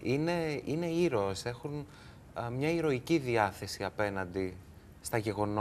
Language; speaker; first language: Greek; native; Greek